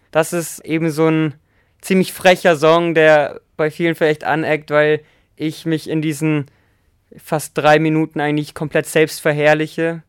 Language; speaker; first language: German; native; German